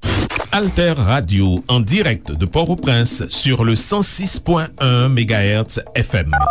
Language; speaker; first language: French; non-native, local second language; Haitian Creole